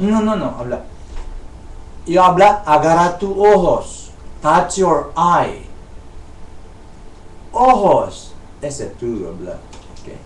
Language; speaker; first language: Spanish; non-native, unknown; Chavacano